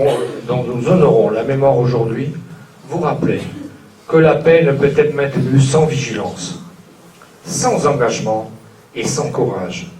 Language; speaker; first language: French; native; French